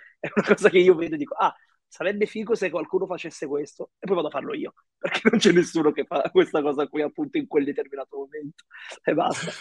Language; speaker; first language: Italian; early bilingual, other home language; Arabic